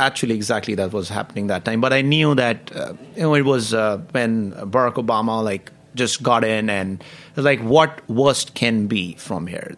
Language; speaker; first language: English; non-native, local second language; Hindi